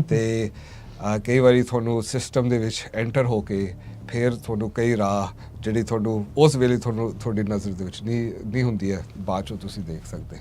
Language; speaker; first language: Punjabi; early bilingual, heritage; Punjabi